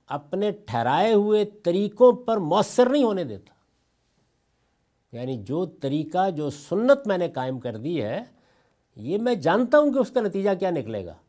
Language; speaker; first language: Urdu; non-native, local second language; Punjabi